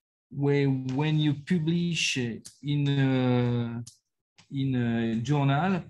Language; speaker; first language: English; non-native, learner; French